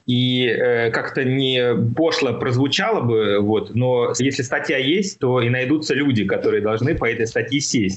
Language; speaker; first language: Russian; native; Russian